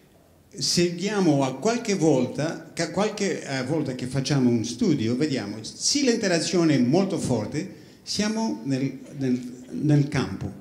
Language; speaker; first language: Italian; non-native, fluent; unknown